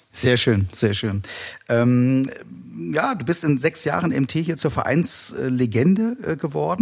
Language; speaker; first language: German; native; German